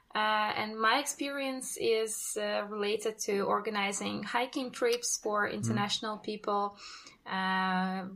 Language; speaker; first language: English; non-native, fluent; Russian